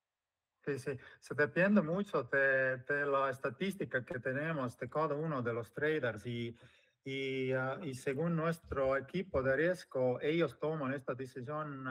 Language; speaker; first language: Spanish; non-native, fluent; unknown